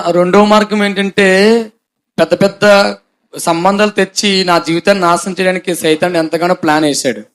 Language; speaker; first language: Telugu; non-native, fluent; Hindi